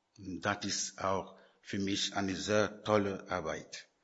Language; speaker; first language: German; non-native, learner; French